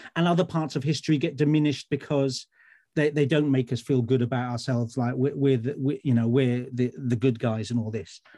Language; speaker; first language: English; native; English